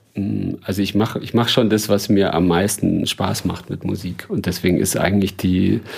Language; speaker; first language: German; native; German